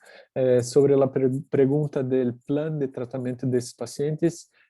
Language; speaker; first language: Spanish; non-native, fluent; Portuguese